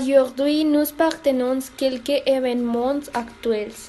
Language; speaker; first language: French; non-native, learner; Spanish